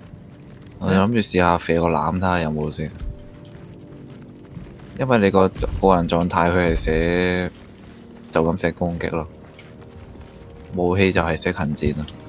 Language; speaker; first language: Chinese; native; Chinese